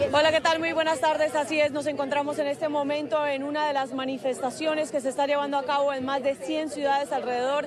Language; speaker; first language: Spanish; native; Spanish